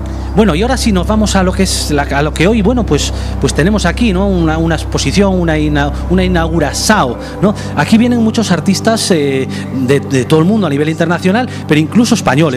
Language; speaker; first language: Spanish; native; Spanish